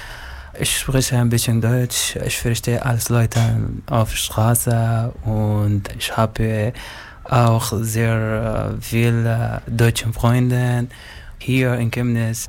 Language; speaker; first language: German; non-native, learner; Arabic